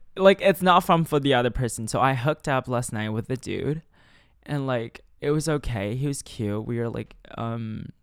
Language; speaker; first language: English; non-native, fluent; Chinese